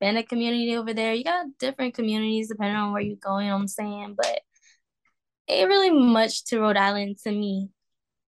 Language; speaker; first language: English; native; English